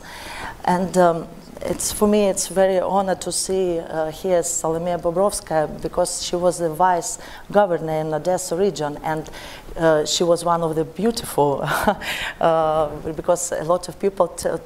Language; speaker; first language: English; non-native, learner; Ukrainian